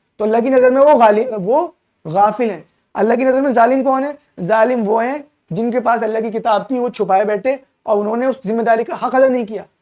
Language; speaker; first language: Urdu; native; Urdu